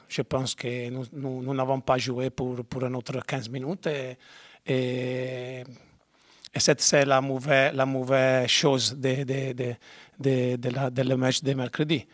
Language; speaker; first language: French; non-native, learner; Spanish